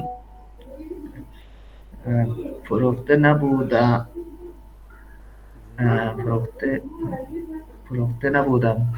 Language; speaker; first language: Persian; non-native, learner; Urdu